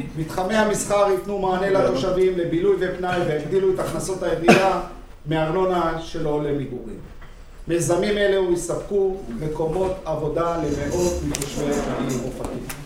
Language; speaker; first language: Hebrew; native; Hebrew